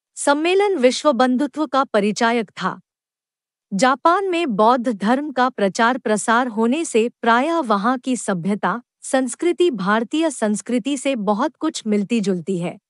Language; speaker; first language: Hindi; non-native, local second language; Kannada